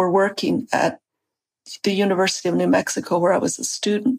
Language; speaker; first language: English; early bilingual, other home language; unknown